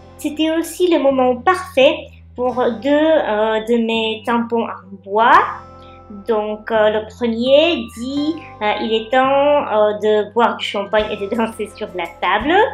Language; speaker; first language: French; non-native, fluent; Czech